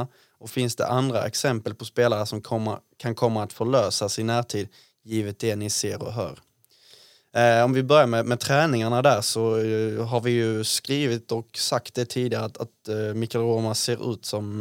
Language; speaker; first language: Swedish; native; Swedish